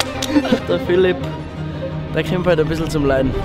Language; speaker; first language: German; native; German